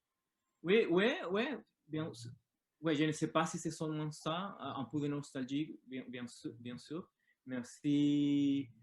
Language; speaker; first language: French; non-native, learner; Spanish